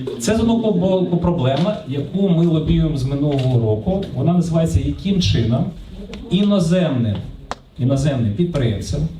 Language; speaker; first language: Ukrainian; non-native, local second language; Russian